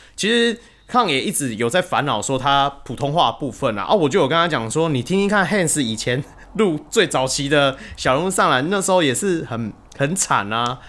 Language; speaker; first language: Chinese; native; Chinese